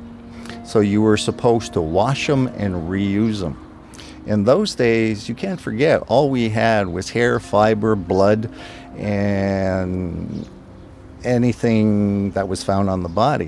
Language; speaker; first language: English; non-native, fluent; French